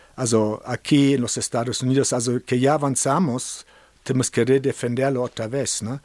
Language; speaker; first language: Spanish; non-native, fluent; German